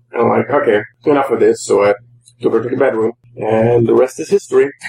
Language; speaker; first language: English; native; English